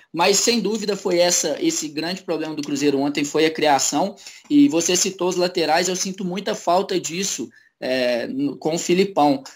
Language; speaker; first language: Portuguese; native; Portuguese